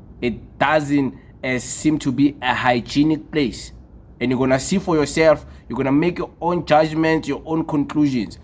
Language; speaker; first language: English; non-native, local second language; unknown